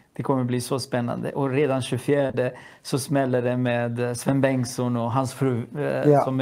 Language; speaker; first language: Swedish; non-native, fluent; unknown